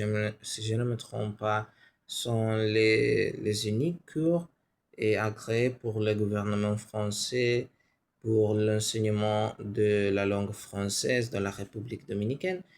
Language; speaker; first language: French; non-native, learner; Spanish